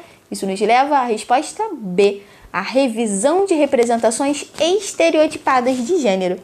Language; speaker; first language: Portuguese; native; Portuguese